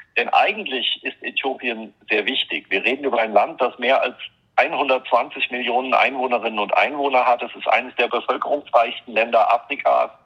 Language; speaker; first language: German; native; German